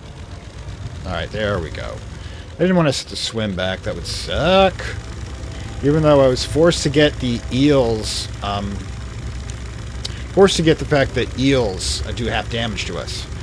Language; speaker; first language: English; native; English